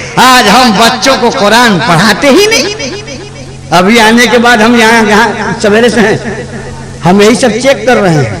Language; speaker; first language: Hindi; non-native, local second language; Bhojpuri